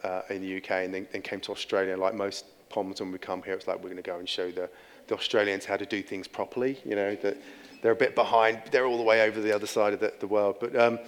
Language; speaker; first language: English; native; English